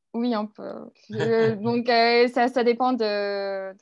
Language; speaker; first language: French; non-native, fluent; English